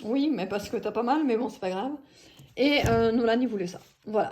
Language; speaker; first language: French; native; French